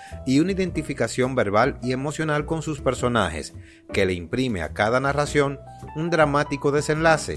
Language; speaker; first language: Spanish; native; Spanish